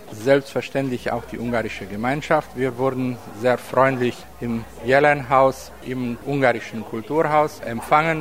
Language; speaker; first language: German; native; German